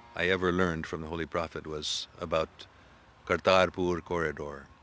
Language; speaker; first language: English; native; English